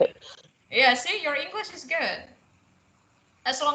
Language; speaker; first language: English; non-native, fluent; Indonesian